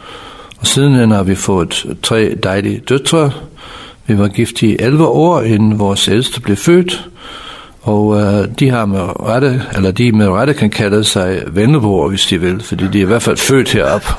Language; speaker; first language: Danish; non-native, fluent; English